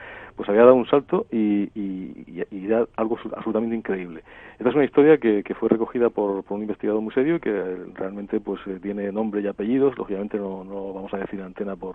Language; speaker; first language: Spanish; native; Spanish